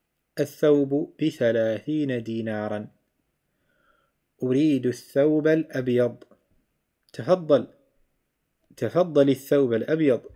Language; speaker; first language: Arabic; non-native, fluent; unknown